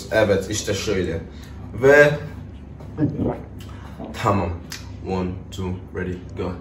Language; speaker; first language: Turkish; non-native, learner; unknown